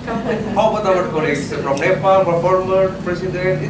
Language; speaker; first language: English; non-native, learner; Indonesian